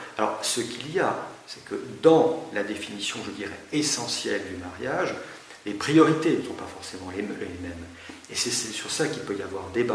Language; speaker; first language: French; native; French